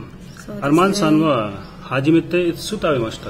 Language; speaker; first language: Japanese; non-native, learner; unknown